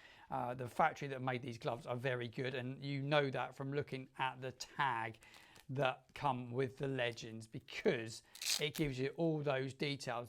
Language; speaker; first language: English; native; English